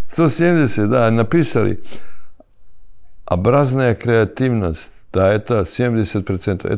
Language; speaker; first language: Russian; non-native, learner; Serbian